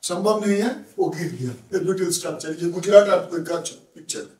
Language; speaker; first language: Hindi; non-native, local second language; Bangla